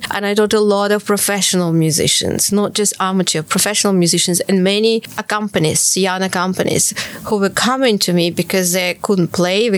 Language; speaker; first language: English; non-native, fluent; Ukrainian